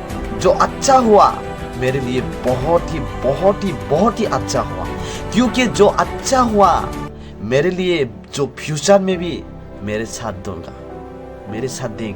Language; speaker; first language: Hindi; non-native, local second language; Kok Borok